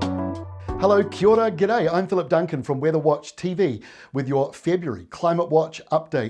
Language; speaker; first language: English; native; English